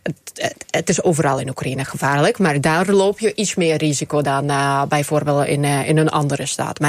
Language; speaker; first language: Dutch; non-native, fluent; Ukrainian